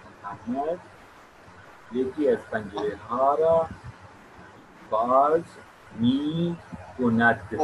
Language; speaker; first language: Persian; non-native, fluent; Urdu